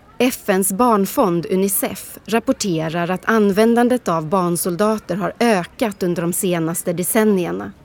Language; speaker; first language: Swedish; native; Swedish